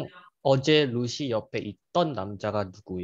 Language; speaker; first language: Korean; non-native, learner; Indonesian